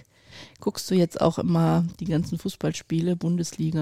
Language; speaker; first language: German; native; German